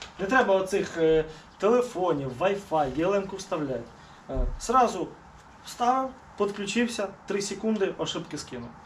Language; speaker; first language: Ukrainian; non-native, local second language; Russian